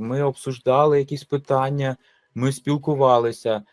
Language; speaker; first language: Ukrainian; non-native, local second language; Russian